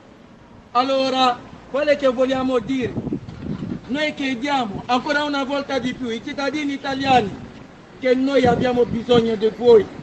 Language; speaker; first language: Italian; non-native, fluent; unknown